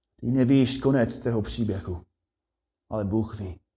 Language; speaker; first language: Czech; non-native, fluent; English